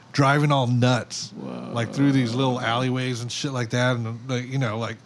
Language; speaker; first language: English; native; English